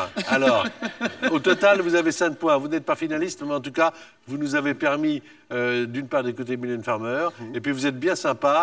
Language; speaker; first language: French; native; French